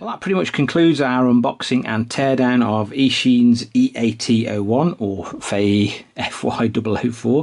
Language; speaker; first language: English; native; English